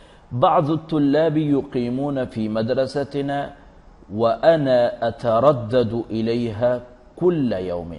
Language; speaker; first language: Arabic; non-native, fluent; Urdu